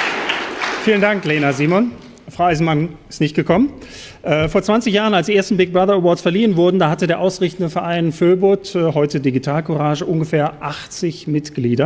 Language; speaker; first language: German; native; German